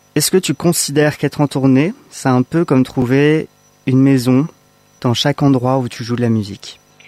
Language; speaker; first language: French; native; French